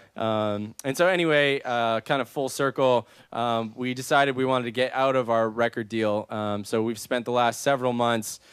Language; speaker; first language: English; native; English